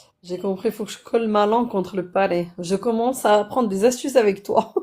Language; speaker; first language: French; native; French